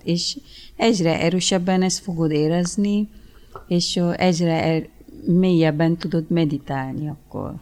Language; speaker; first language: Hungarian; early bilingual, other home language; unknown